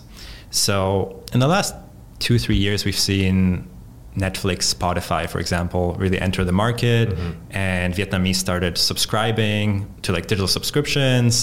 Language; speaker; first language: English; non-native, fluent; Polish